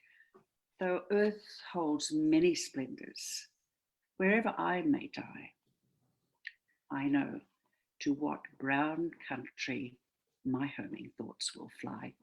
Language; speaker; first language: English; native; English